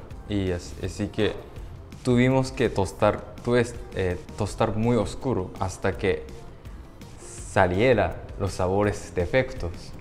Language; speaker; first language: Spanish; non-native, fluent; Japanese